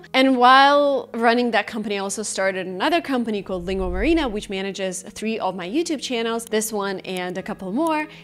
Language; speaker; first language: English; non-native, fluent; Russian